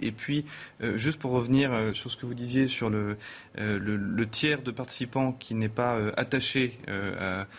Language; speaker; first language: French; native; French